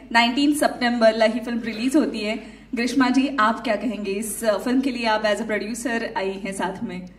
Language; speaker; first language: Hindi; non-native, local second language; Marathi